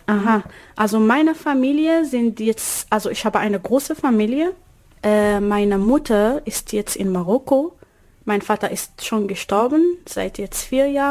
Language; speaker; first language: German; non-native, learner; Arabic